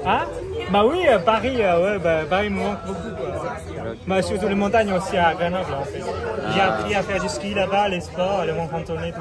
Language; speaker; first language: French; non-native, fluent; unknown